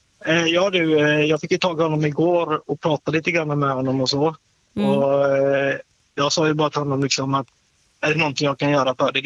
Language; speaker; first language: Swedish; native; Swedish